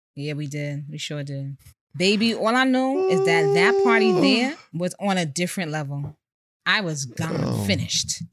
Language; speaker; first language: English; native; English